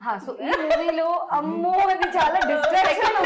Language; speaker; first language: Telugu; non-native, fluent; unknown